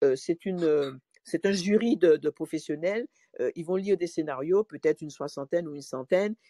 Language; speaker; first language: French; native; French